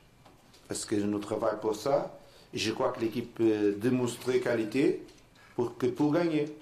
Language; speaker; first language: French; non-native, learner; Portuguese